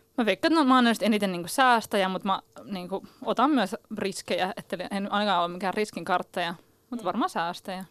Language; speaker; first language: Finnish; native; Finnish